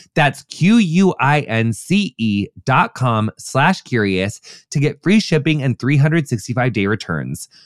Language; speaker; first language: English; native; English